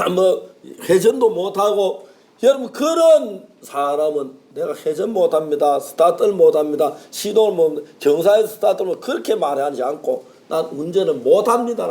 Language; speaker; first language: Korean; native; Korean